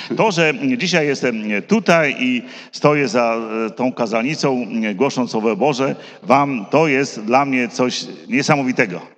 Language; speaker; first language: Polish; native; Polish